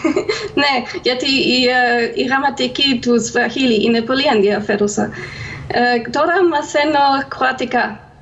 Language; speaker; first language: Greek; non-native, fluent; German